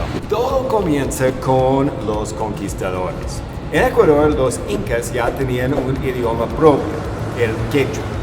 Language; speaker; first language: Spanish; non-native, fluent; English